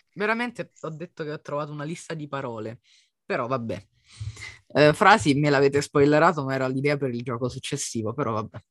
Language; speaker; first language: Italian; native; Italian